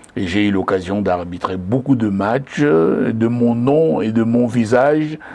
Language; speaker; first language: French; non-native, local second language; Lingala